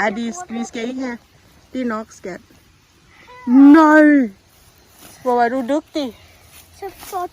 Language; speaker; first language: Danish; non-native, learner; Thai